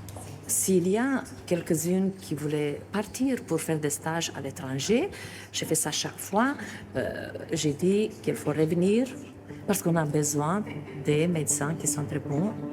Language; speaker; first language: French; non-native, fluent; Romanian